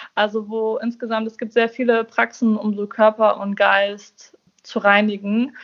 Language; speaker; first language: German; early bilingual, other home language; Persian